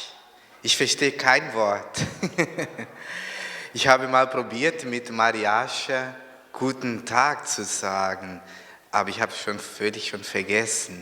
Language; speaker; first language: German; non-native, fluent; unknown